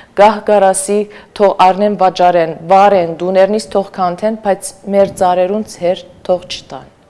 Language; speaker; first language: Armenian; native; Armenian